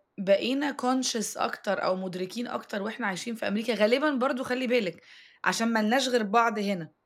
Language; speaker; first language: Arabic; native; Arabic